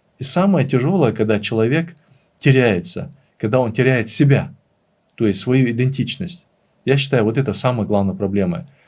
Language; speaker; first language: Russian; non-native, local second language; Chechen